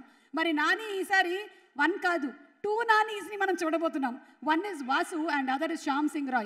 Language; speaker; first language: Telugu; native; Telugu